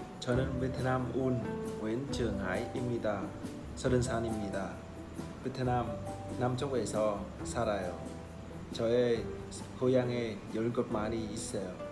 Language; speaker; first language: Korean; non-native, learner; Vietnamese